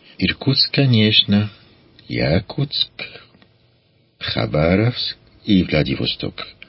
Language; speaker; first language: Russian; non-native, learner; French